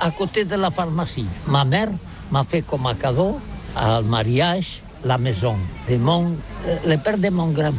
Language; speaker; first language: French; non-native, learner; Catalan